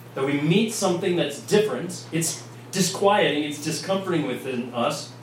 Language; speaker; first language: English; native; English